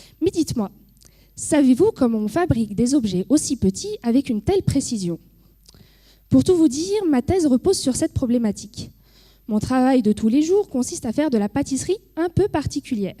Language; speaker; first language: French; native; French